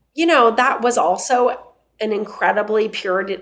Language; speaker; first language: English; non-native, fluent; Persian